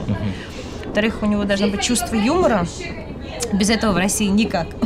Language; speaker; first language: Russian; native; Russian